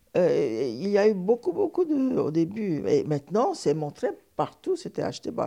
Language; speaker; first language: French; non-native, fluent; Turkish